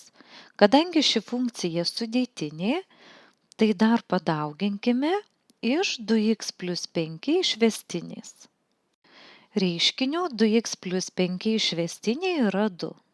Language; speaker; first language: Lithuanian; native; Lithuanian